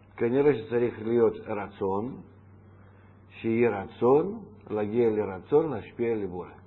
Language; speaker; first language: Hebrew; non-native, fluent; Russian